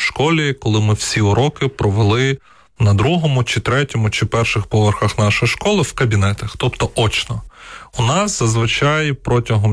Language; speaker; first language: Ukrainian; non-native, local second language; Russian